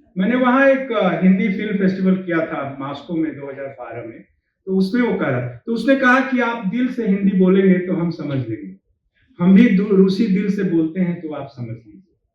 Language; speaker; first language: Hindi; native; Hindi